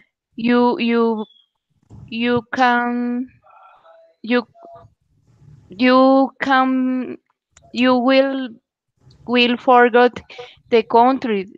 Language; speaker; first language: English; non-native, learner; Spanish